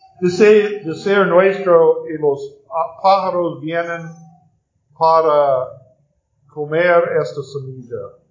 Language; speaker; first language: Spanish; non-native, learner; English